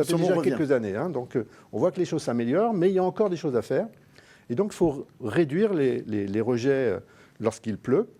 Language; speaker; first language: French; native; French